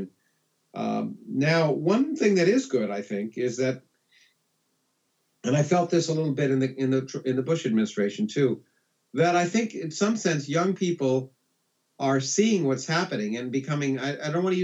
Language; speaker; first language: English; native; English